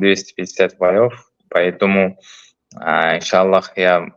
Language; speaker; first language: Russian; non-native, learner; Uzbek